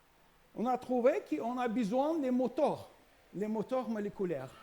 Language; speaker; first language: French; non-native, learner; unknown